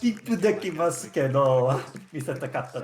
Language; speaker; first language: Japanese; non-native, learner; English